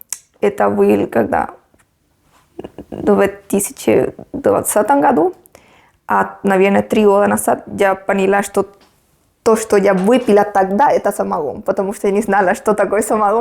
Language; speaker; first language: Russian; non-native, fluent; Spanish